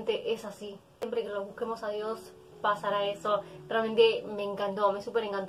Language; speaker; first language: Spanish; native; Spanish